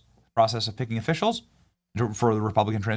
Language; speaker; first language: English; native; English